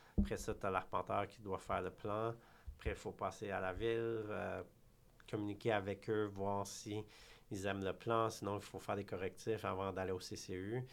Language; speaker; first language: French; early bilingual, other home language; Khmer